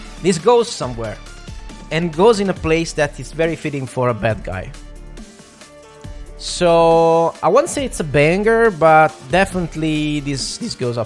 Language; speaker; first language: English; non-native, fluent; Italian